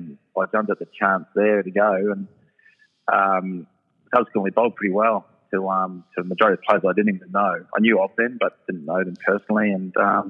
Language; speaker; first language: English; native; English